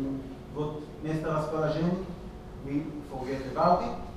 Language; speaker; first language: Russian; non-native, learner; Hebrew